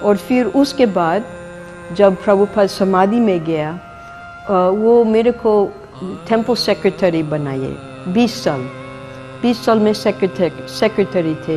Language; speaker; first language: Hindi; non-native, fluent; English